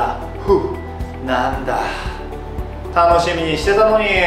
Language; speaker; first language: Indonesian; non-native, fluent; Japanese